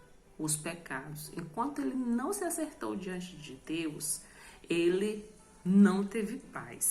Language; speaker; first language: Portuguese; native; Portuguese